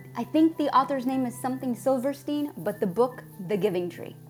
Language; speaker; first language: English; early bilingual, other home language; Persian